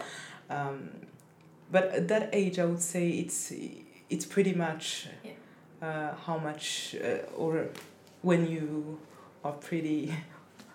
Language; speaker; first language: English; non-native, fluent; Rundi